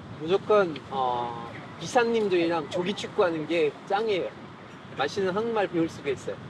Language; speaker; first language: Korean; non-native, fluent; French